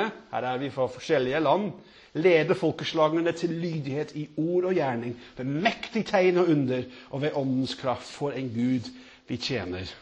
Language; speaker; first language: Norwegian; non-native, fluent; English